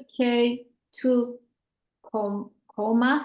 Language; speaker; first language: Spanish; non-native, learner; English